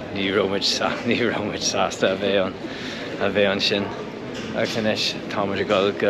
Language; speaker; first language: Irish; non-native, local second language; English